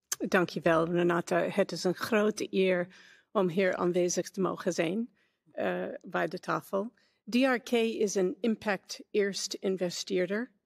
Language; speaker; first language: Dutch; non-native, learner; English